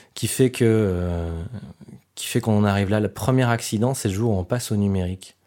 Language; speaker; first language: French; native; French